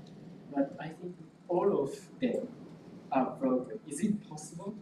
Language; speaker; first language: English; non-native, local second language; Japanese